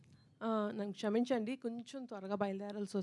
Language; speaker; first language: Telugu; native; Telugu